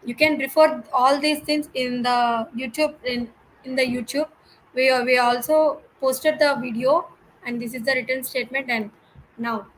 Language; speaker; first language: English; non-native, local second language; Telugu